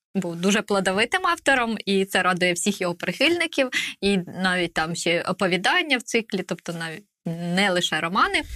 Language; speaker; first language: Ukrainian; native; Ukrainian